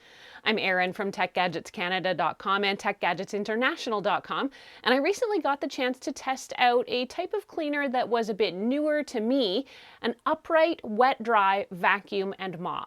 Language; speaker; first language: English; native; English